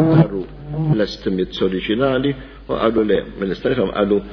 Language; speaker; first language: English; non-native, local second language; Maltese